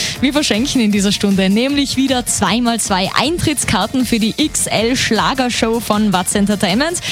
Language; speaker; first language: German; native; German